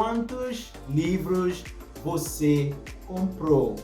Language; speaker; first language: Portuguese; non-native, fluent; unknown